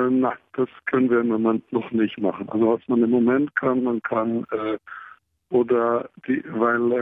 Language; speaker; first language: German; non-native, fluent; Hebrew